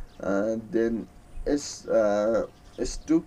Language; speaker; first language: English; non-native, learner; Newari